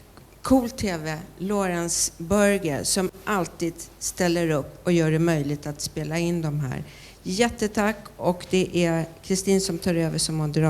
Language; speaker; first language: Swedish; native; Swedish